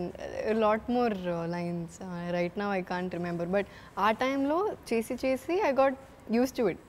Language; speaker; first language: Telugu; non-native, fluent; Malayalam